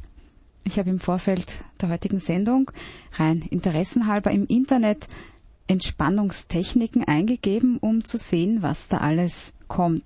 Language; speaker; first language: German; native; German